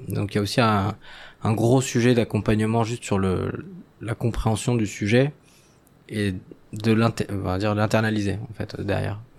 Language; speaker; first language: French; non-native, local second language; Arabic